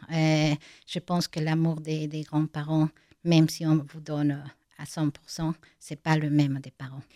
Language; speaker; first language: French; non-native, fluent; Spanish